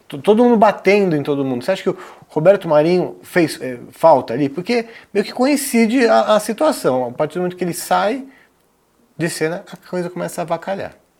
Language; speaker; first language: Portuguese; native; Portuguese